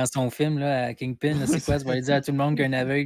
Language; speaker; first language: French; native; French